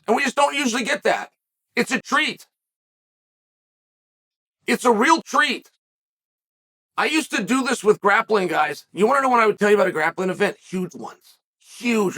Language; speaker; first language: English; native; English